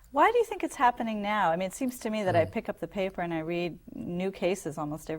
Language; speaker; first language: English; native; English